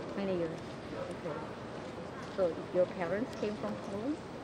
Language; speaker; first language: English; non-native, fluent; Chinese